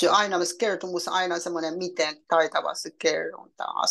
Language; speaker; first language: Finnish; non-native, learner; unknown